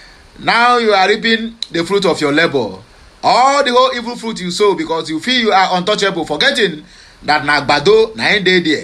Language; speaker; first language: English; non-native, local second language; Igbo